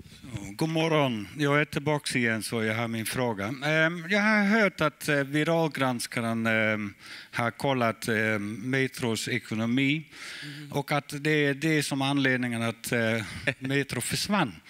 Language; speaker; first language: Swedish; non-native, fluent; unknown